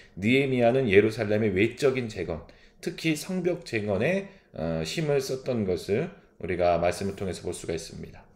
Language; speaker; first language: Korean; native; Korean